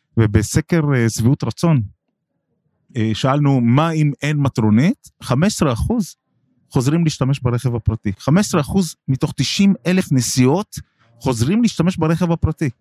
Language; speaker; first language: Hebrew; non-native, local second language; Arabic